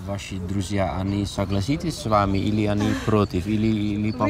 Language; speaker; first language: Russian; non-native, fluent; Dutch